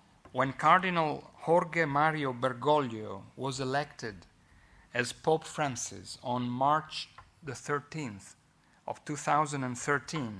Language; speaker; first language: English; non-native, fluent; Italian